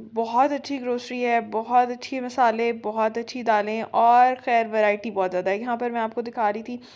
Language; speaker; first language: Urdu; native; Urdu